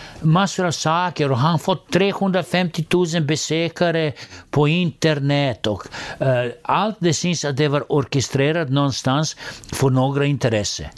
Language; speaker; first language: Swedish; non-native, fluent; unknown